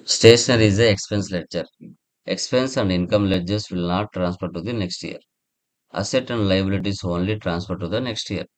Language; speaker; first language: English; non-native, local second language; Telugu